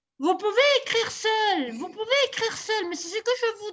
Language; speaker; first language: French; non-native, local second language; Arabic